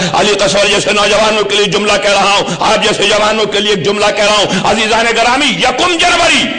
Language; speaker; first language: Urdu; native; Urdu